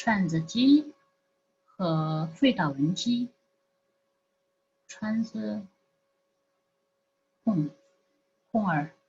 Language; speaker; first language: Chinese; non-native, fluent; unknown